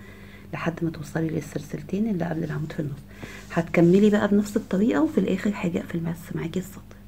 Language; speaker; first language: Arabic; native; Arabic